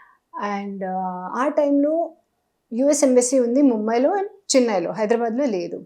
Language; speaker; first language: Telugu; non-native, learner; Hindi